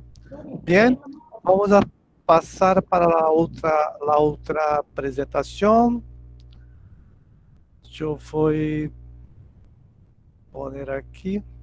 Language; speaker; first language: Spanish; non-native, learner; Portuguese